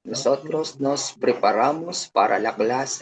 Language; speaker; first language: Spanish; non-native, learner; Filipino